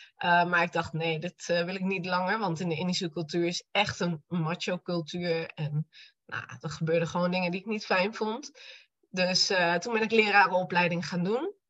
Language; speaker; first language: Dutch; native; Dutch